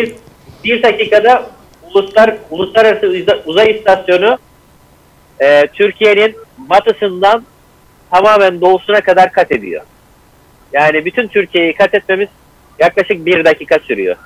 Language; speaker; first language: Turkish; native; Turkish